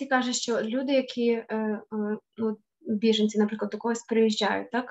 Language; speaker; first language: Ukrainian; native; Ukrainian